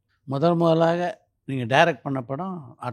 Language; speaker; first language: Tamil; native; Tamil